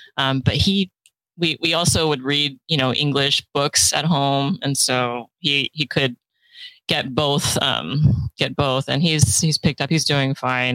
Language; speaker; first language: English; early bilingual, other home language; Chinese